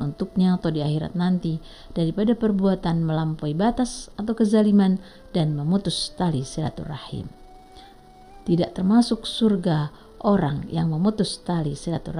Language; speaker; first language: Indonesian; native; Indonesian